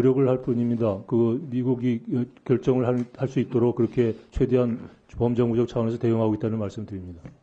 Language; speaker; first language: Korean; native; Korean